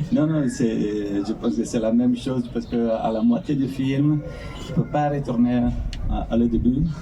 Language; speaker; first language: French; non-native, fluent; Italian